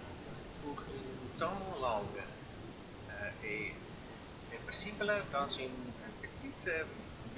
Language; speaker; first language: French; non-native, learner; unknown